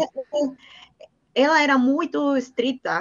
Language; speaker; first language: Portuguese; non-native, learner; Spanish